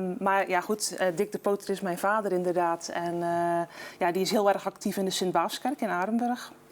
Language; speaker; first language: Dutch; native; Dutch